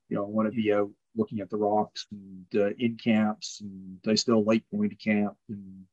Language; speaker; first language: English; native; English